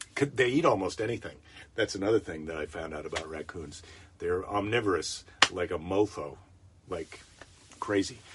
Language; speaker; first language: English; native; English